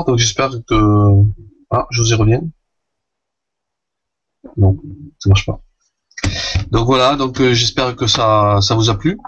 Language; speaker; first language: French; native; French